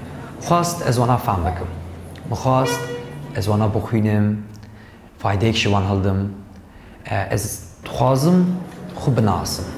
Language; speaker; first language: Kurdish; non-native, local second language; Turkish